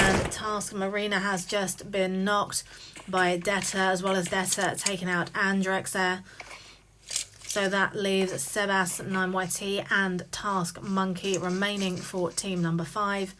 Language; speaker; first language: English; native; English